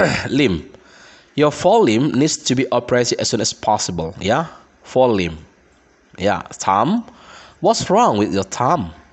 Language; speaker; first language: English; non-native, fluent; Indonesian